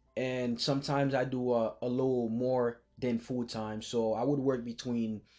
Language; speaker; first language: English; early bilingual, other home language; Haitian Creole